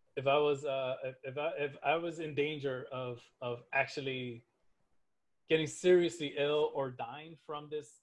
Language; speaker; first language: English; native; English